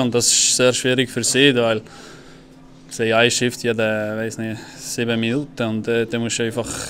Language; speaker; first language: German; non-native, local second language; French